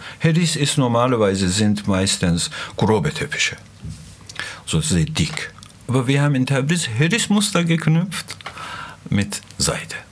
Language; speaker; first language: German; non-native, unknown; Azerbaijani